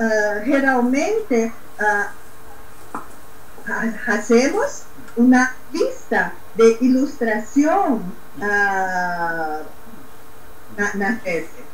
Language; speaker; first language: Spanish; non-native, learner; Portuguese